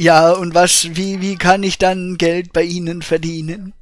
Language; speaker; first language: German; native; German